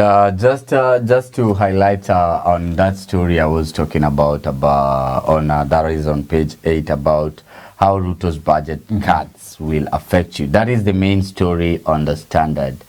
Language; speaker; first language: English; non-native, local second language; Swahili